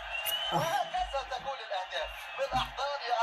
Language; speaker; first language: Arabic; native; Arabic